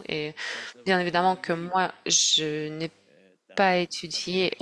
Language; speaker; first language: French; non-native, fluent; Russian